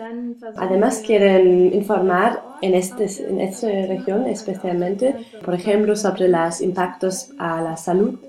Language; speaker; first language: Spanish; non-native, learner; German